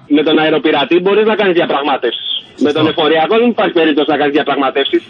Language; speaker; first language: Greek; native; Greek